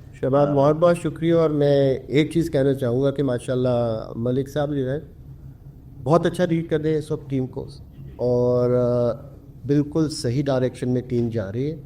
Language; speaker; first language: Urdu; early bilingual, heritage; Urdu